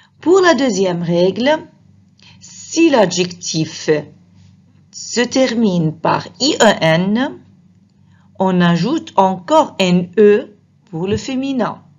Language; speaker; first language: French; non-native, fluent; Arabic